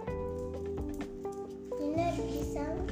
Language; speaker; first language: English; non-native, learner; Indonesian